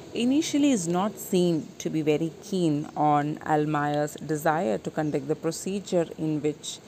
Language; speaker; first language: English; non-native, local second language; Malayalam